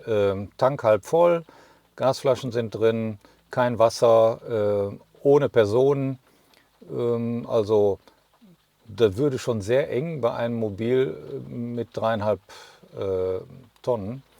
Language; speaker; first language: German; native; German